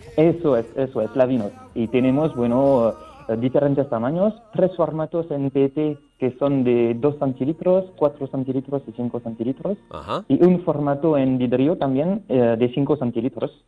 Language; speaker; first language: Spanish; non-native, fluent; French